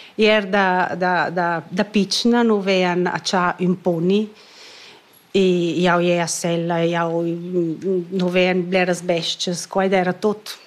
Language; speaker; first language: Italian; non-native, fluent; Romansh